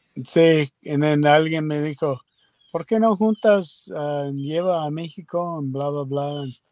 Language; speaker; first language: Spanish; non-native, learner; English